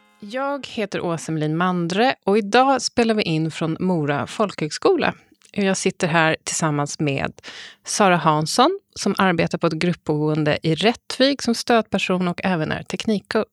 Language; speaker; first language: Swedish; native; Swedish